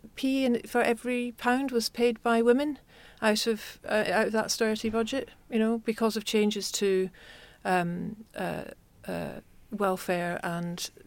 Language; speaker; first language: English; native; English